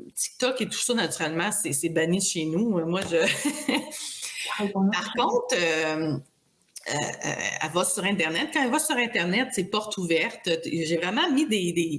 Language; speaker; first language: French; native; French